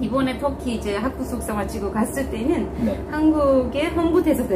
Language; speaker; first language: Korean; non-native, fluent; Turkish